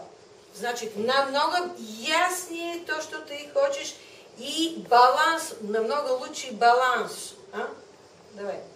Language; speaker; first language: Russian; non-native, fluent; Bulgarian